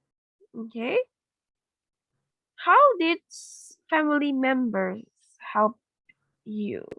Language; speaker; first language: English; non-native, fluent; Indonesian